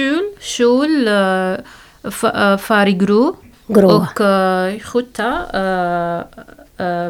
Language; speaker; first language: Swedish; non-native, learner; Arabic